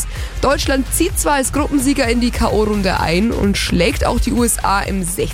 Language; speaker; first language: German; native; German